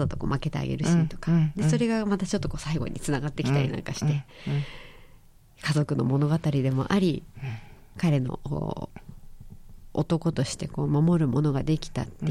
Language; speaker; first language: Japanese; native; Japanese